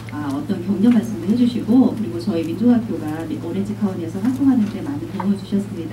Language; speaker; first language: Korean; native; Korean